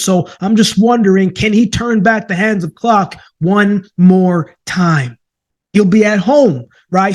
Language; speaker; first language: English; native; English